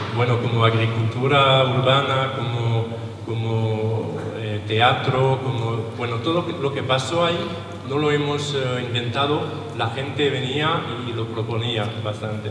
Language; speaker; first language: Spanish; non-native, learner; French